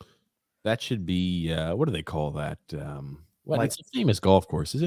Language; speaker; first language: English; native; English